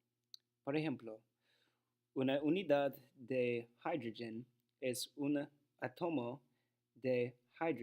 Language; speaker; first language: Spanish; non-native, learner; English